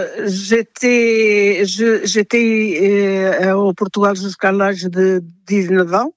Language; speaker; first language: French; non-native, fluent; Portuguese